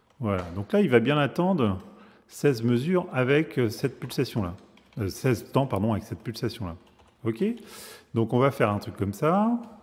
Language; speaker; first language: French; native; French